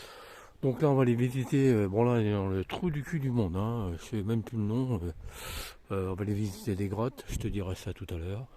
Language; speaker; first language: French; native; French